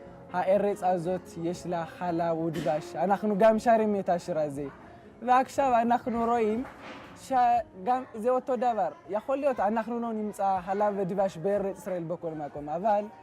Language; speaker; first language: Hebrew; non-native, learner; Amharic